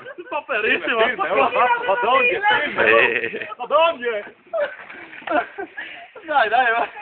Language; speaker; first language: Italian; native; Italian